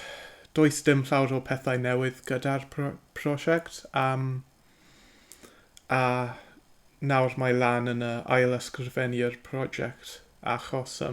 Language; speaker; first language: Welsh; non-native, learner; English